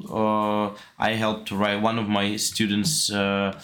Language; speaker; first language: English; non-native, fluent; Russian